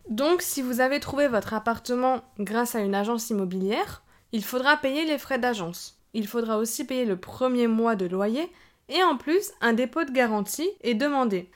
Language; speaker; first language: French; native; French